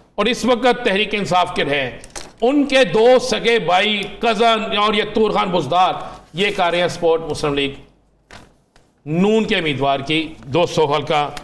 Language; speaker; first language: Urdu; non-native, local second language; Punjabi